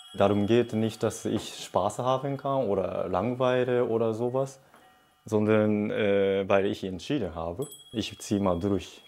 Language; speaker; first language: German; non-native, fluent; Japanese